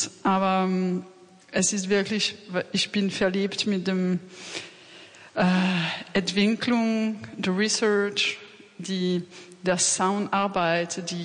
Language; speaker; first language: German; non-native, fluent; French